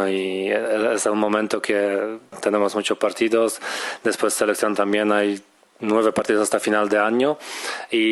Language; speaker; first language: Spanish; non-native, fluent; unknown